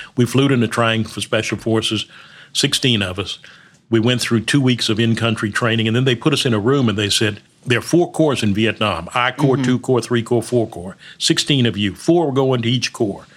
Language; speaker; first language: English; early bilingual, other home language; Spanish